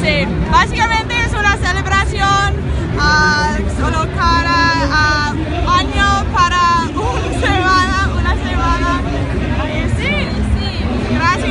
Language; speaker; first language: Spanish; non-native, learner; English